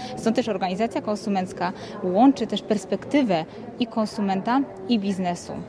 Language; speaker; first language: Polish; native; Polish